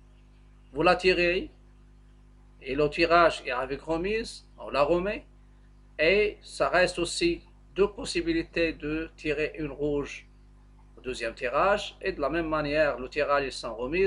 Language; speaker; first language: French; non-native, local second language; Arabic